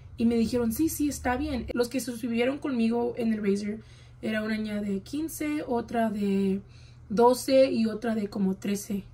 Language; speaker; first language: Spanish; early bilingual, heritage; Spanish